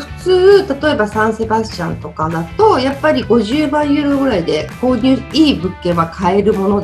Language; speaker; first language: Japanese; native; Japanese